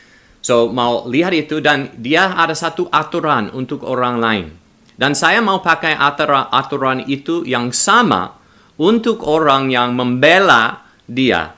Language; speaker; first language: Indonesian; non-native, learner; English